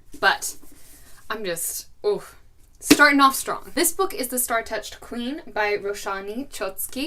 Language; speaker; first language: English; native; English